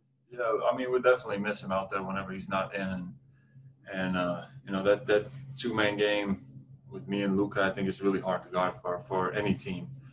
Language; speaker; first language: English; non-native, fluent; Latvian